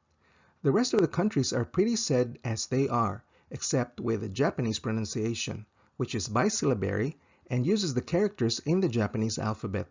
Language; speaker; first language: English; non-native, fluent; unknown